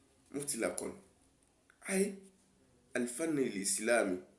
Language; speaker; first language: Arabic; non-native, learner; Yoruba